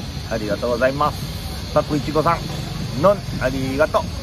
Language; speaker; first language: Korean; native; Korean